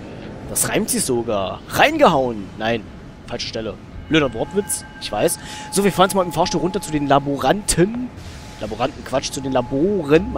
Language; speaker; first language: German; native; German